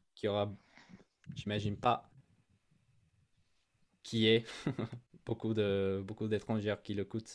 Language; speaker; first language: French; non-native, fluent; English